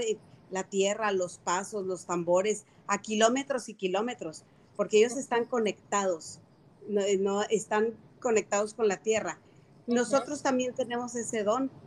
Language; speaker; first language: Spanish; native; Spanish